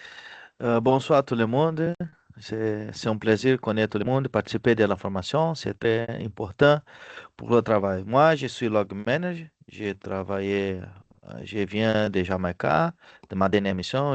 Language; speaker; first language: French; non-native, fluent; Portuguese